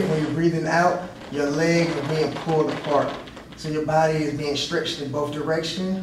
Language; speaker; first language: English; native; English